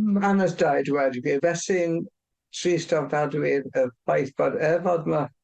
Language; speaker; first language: Welsh; non-native, fluent; English